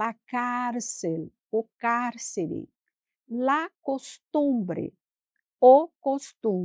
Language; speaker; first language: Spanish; non-native, fluent; Portuguese